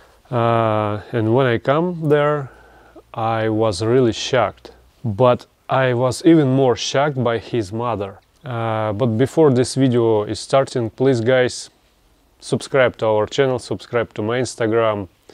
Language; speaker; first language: English; non-native, learner; Russian